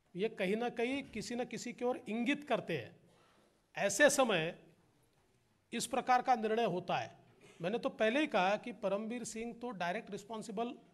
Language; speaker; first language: Hindi; non-native, local second language; Marathi